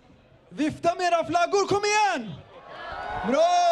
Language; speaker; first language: Swedish; early bilingual, other home language; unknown